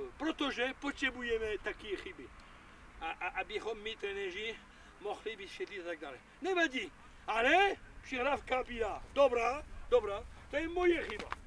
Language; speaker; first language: Czech; non-native, fluent; French